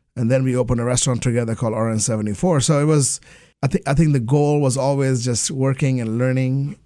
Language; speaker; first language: English; non-native, local second language; Bangla